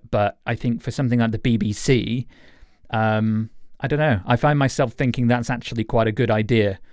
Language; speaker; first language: English; native; English